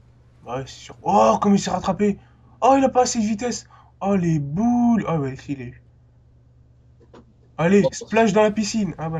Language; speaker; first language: French; native; French